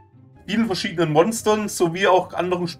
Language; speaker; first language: German; native; German